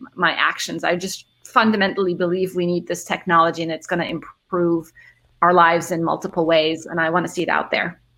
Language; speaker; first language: English; early bilingual, other home language; Arabic